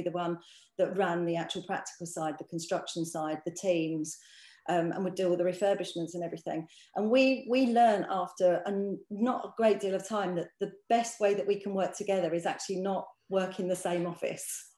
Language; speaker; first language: English; native; English